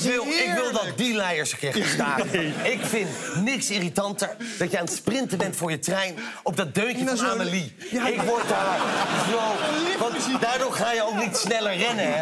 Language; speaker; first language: Dutch; native; Dutch